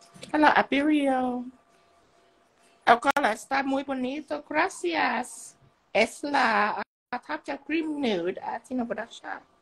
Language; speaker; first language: Spanish; non-native, learner; Vietnamese